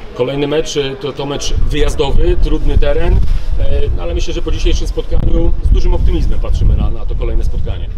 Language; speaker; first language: Polish; native; Polish